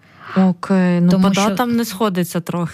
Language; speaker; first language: Ukrainian; native; Ukrainian